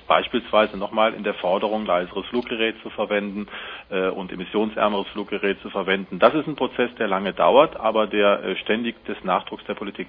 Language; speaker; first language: German; native; German